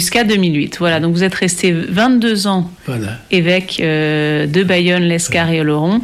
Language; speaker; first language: French; native; French